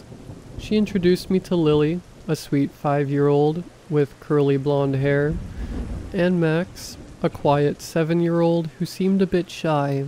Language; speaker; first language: English; native; English